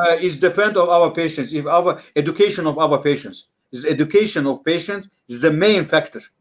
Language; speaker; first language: English; non-native, learner; Russian